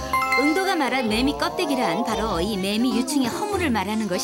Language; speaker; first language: Korean; native; Korean